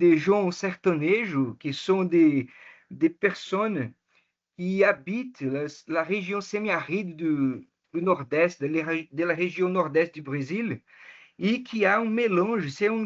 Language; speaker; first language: French; non-native, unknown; Portuguese